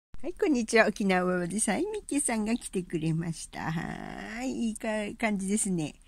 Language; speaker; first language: Japanese; native; Japanese